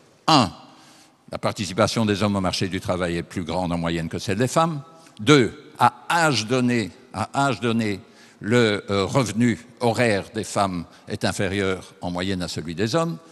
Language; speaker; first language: French; native; French